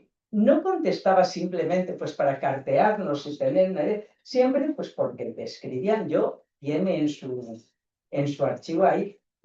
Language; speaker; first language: Spanish; native; Spanish